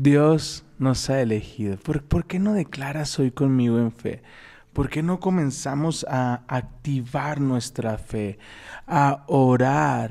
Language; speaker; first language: Spanish; native; Spanish